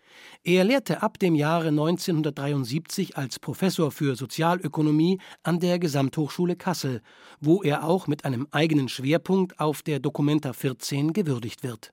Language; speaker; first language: German; native; German